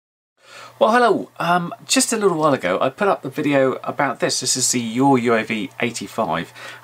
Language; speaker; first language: English; native; English